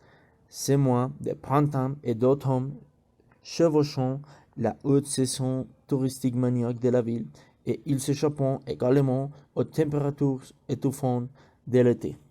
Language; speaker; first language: French; non-native, learner; Spanish